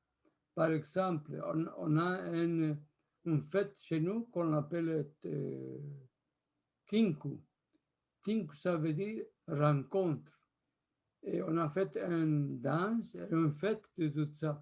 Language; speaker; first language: French; non-native, fluent; Spanish